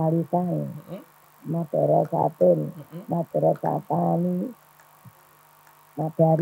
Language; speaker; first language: Arabic; non-native, learner; Indonesian